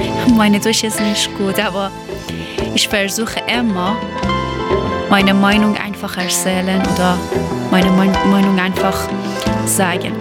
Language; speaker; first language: German; non-native, learner; Persian